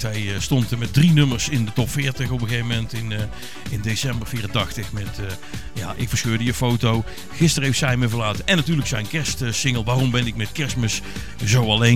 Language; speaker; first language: Dutch; native; Dutch